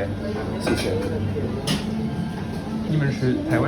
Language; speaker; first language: Chinese; non-native, learner; French